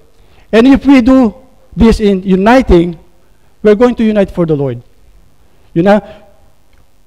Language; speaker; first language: English; non-native, local second language; Filipino